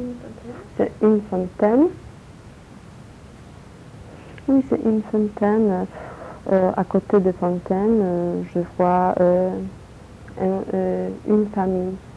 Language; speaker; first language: French; non-native, learner; Polish